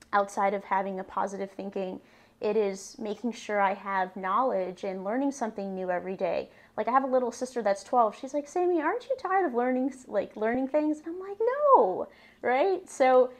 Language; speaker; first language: English; native; English